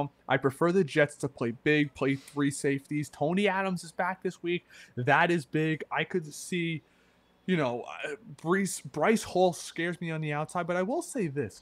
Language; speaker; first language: English; native; English